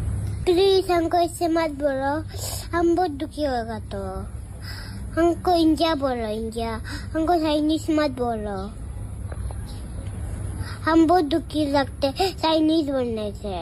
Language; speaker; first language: Hindi; non-native, local second language; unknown